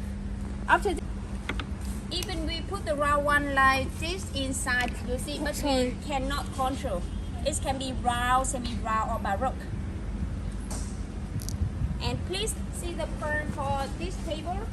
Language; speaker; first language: English; non-native, fluent; Vietnamese